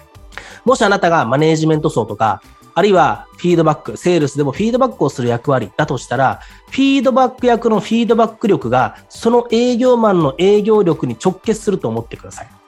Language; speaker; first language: Japanese; native; Japanese